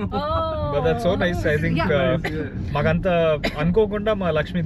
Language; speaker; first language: Telugu; native; Telugu